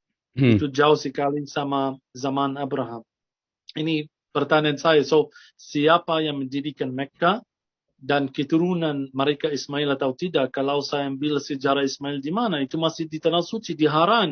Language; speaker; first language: Indonesian; non-native, fluent; Arabic